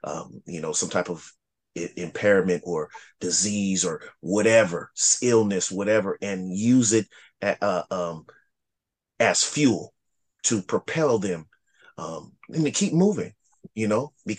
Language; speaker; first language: English; native; English